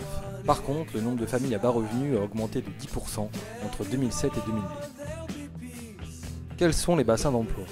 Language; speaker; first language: French; native; French